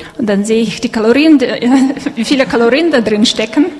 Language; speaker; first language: German; non-native, fluent; Russian